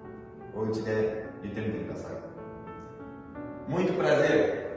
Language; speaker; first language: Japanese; non-native, fluent; Portuguese